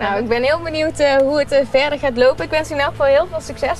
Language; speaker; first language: Dutch; native; Dutch